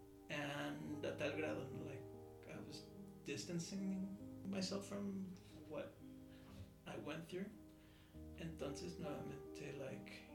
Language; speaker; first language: English; early bilingual, other home language; Spanish